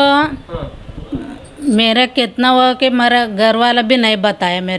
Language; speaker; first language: Hindi; non-native, local second language; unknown